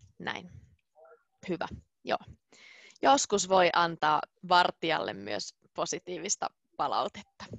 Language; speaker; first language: Finnish; native; Finnish